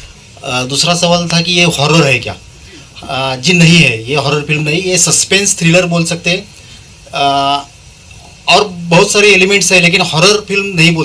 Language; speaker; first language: Hindi; native; Hindi